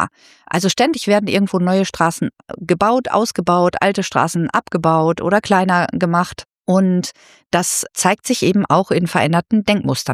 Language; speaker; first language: German; native; German